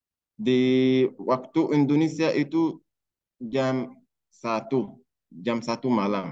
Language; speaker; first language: Indonesian; non-native, learner; Arabic